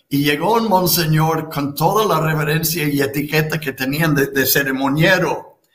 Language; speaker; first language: Spanish; non-native, fluent; English